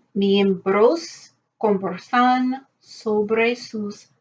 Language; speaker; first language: Spanish; non-native, learner; English